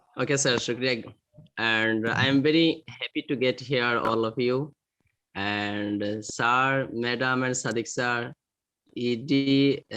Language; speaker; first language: English; non-native, local second language; Bangla